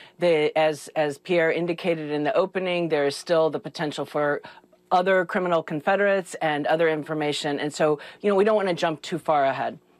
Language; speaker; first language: English; native; English